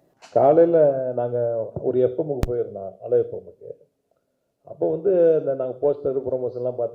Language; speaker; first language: Tamil; native; Tamil